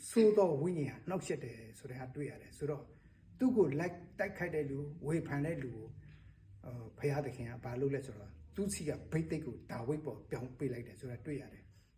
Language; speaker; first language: Burmese; non-native, local second language; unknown